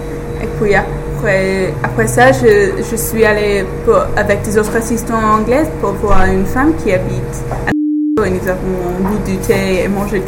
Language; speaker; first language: French; non-native, fluent; English